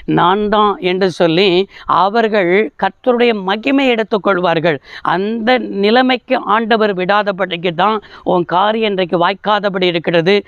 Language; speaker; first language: Tamil; native; Tamil